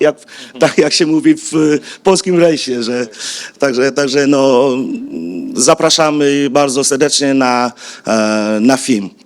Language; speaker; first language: Polish; non-native, fluent; Vietnamese